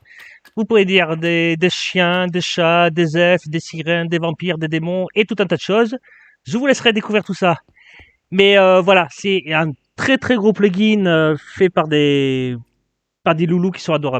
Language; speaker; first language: French; native; French